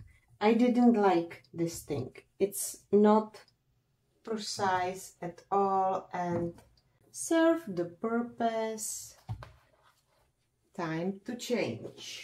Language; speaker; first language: English; non-native, fluent; Czech